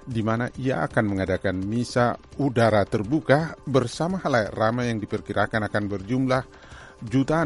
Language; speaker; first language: Indonesian; native; Indonesian